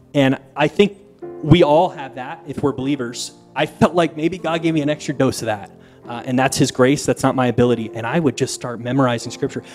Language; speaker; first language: English; native; English